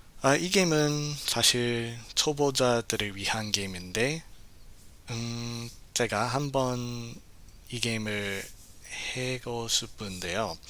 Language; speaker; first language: Korean; non-native, fluent; English